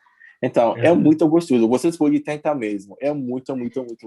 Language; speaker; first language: Portuguese; non-native, learner; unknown